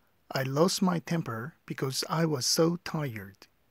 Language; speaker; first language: English; non-native, fluent; Korean